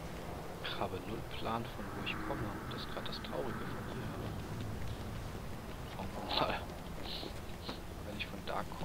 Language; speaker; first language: German; native; German